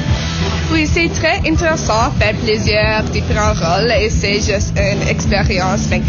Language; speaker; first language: French; non-native, local second language; English